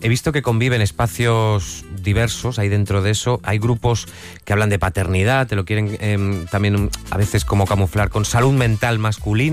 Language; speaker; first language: Spanish; native; Spanish